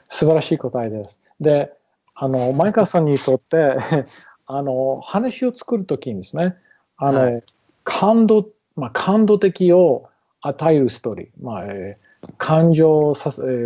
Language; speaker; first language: Japanese; non-native, learner; English